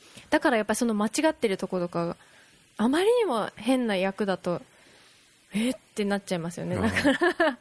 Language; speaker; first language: Japanese; native; Japanese